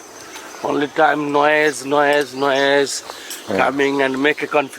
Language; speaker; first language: English; non-native, learner; Bangla